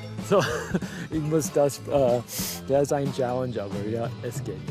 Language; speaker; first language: German; non-native, learner; English